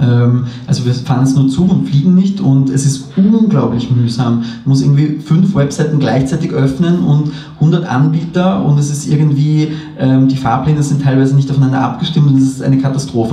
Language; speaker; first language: German; native; German